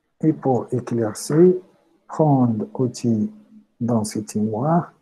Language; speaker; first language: French; non-native, local second language; Arabic